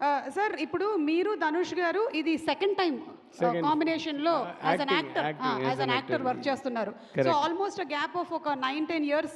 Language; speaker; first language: Telugu; native; Telugu